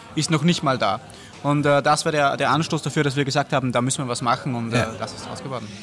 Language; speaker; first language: German; native; German